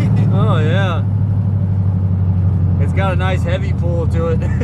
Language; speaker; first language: English; native; English